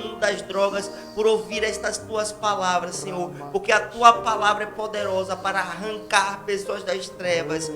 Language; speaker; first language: Portuguese; native; Portuguese